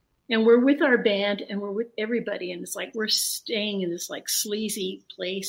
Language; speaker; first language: English; early bilingual, other home language; Spanish